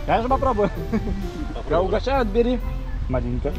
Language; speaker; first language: Russian; native; Russian